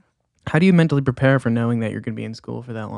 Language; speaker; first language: English; native; English